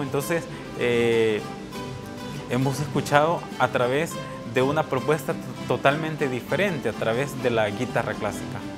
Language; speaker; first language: Spanish; native; Spanish